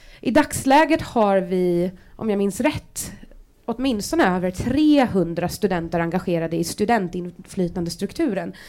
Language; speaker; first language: Swedish; native; Swedish